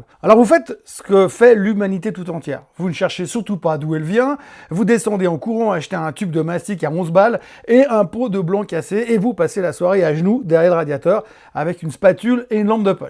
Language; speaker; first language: French; native; French